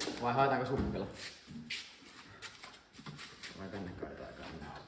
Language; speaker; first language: Finnish; native; Finnish